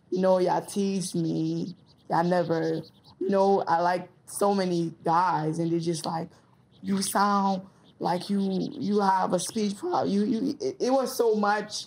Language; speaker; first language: English; early bilingual, other home language; Haitian Creole